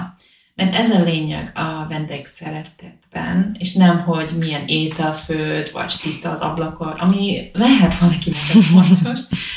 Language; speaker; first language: Hungarian; non-native, learner; English